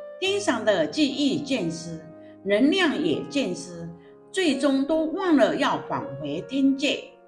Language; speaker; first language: Chinese; native; Chinese